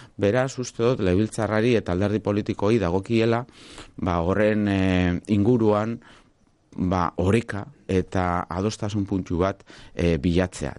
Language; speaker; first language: Basque; non-native, local second language; Spanish